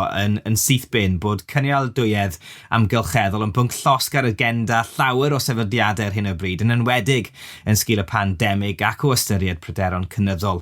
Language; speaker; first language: Welsh; native; Welsh